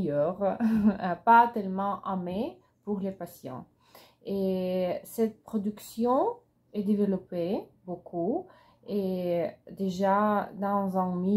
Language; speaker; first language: French; non-native, learner; Russian